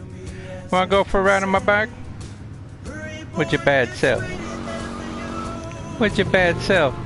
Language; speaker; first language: English; native; English